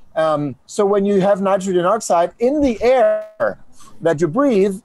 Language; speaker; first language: English; non-native, fluent; Danish